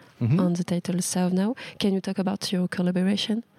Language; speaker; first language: English; non-native, learner; Portuguese